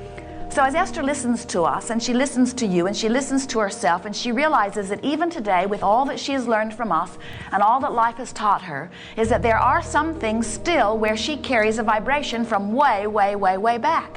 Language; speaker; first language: English; native; English